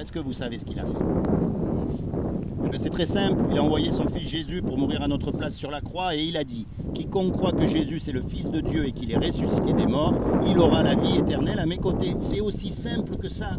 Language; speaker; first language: French; native; French